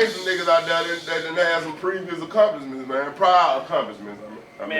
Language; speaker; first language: English; native; English